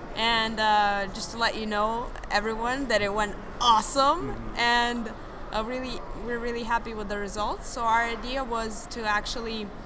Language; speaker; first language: English; non-native, fluent; Serbian